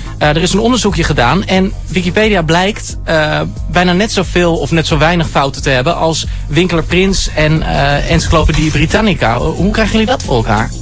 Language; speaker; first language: Dutch; native; Dutch